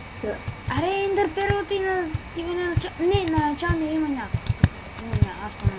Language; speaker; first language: Bulgarian; native; Bulgarian